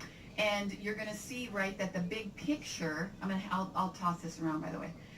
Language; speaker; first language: English; native; English